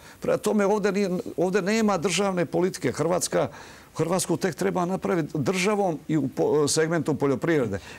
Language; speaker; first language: Croatian; native; Croatian